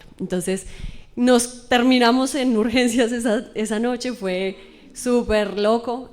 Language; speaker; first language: Spanish; native; Spanish